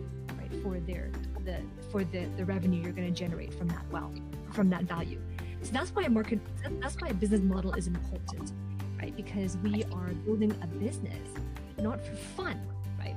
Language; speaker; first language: English; non-native, local second language; Cantonese